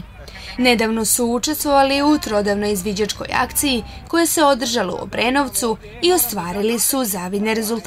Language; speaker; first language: Serbian; native; Serbian